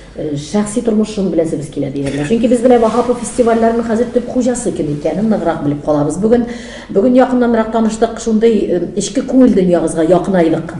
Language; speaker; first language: Tatar; native; Tatar